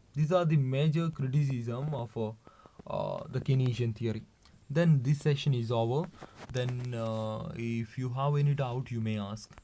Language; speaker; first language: English; non-native, local second language; Malayalam